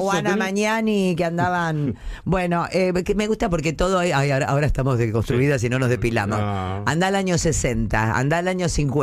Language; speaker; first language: Spanish; native; Spanish